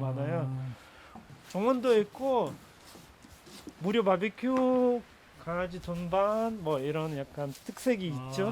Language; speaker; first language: Korean; non-native, fluent; Russian